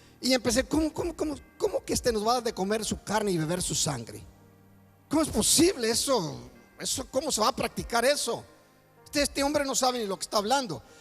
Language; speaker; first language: Spanish; native; Spanish